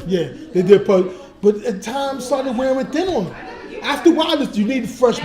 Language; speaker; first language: English; native; English